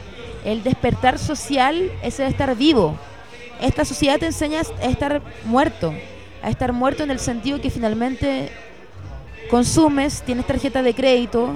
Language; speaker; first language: Spanish; early bilingual, heritage; Spanish